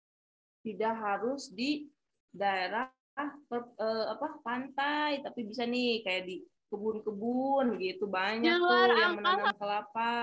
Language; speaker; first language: Indonesian; native; Indonesian